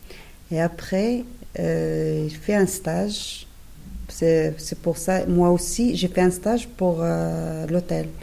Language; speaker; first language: French; non-native, learner; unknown